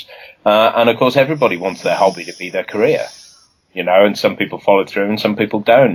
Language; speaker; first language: English; native; English